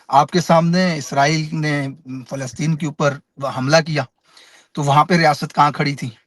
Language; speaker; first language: Urdu; non-native, local second language; Pashto